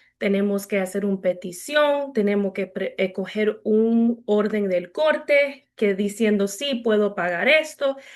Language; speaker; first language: Spanish; early bilingual, heritage; Spanish